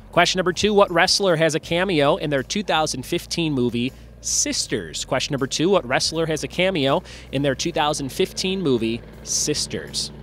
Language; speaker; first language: English; native; English